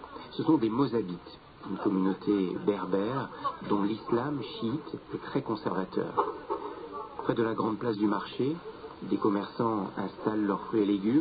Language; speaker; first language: French; native; French